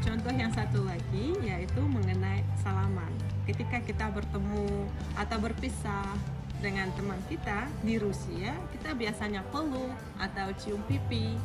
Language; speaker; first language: Indonesian; non-native, fluent; Russian